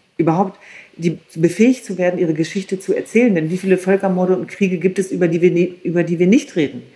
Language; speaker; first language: German; early bilingual, other home language; Kurdish